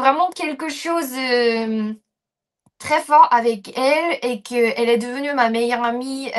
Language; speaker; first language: French; non-native, fluent; Japanese